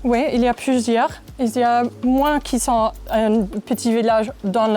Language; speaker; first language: French; non-native, fluent; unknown